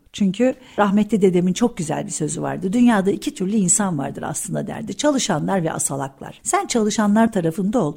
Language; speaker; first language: Turkish; early bilingual, heritage; Turkish